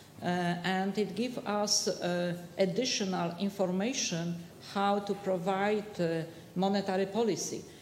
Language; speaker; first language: English; non-native, fluent; Polish